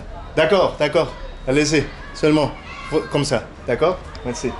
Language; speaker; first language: French; non-native, learner; Spanish